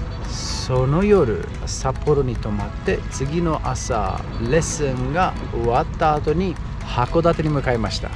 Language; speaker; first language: Japanese; non-native, fluent; Romanian